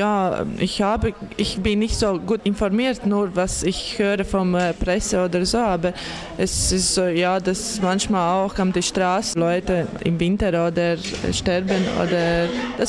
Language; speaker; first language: German; non-native, learner; Latvian